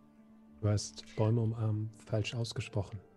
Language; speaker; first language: German; native; German